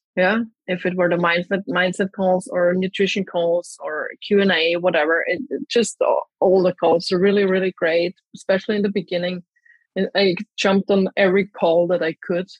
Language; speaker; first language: English; non-native, fluent; German